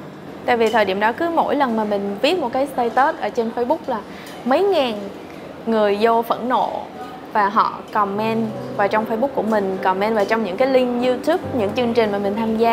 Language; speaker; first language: Vietnamese; native; Vietnamese